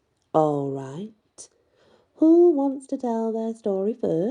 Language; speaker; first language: English; native; English